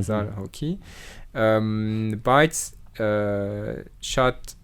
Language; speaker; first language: Armenian; non-native, learner; French